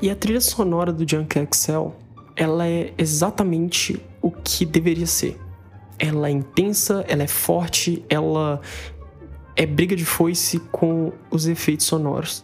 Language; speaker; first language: Portuguese; native; Portuguese